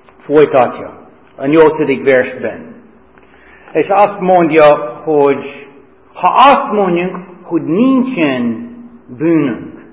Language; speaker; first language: Hungarian; non-native, fluent; English